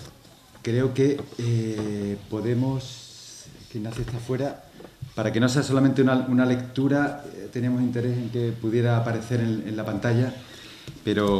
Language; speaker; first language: Spanish; native; Spanish